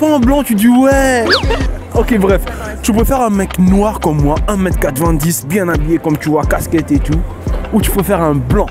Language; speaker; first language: French; native; French